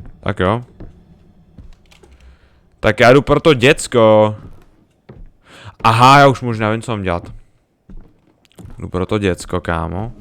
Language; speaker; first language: Czech; native; Czech